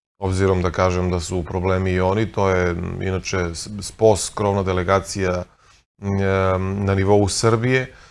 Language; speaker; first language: Croatian; native; Croatian